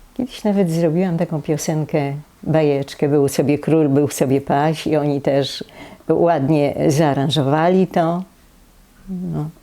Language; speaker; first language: Polish; native; Polish